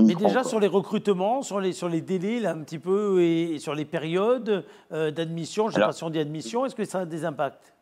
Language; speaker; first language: French; native; French